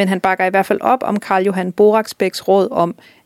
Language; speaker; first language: Danish; native; Danish